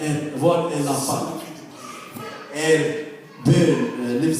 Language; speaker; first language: Swedish; non-native, fluent; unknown